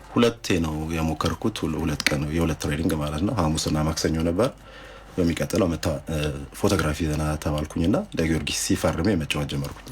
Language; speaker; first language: Amharic; native; Amharic